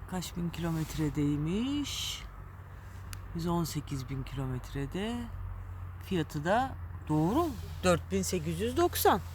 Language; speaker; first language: Turkish; early bilingual, heritage; Turkish